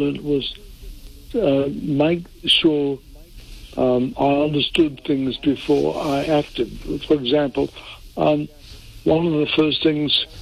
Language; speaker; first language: English; non-native, local second language; Italian